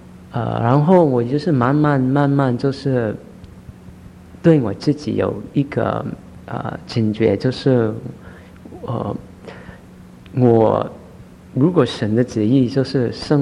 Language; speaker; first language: Chinese; early bilingual, heritage; Chinese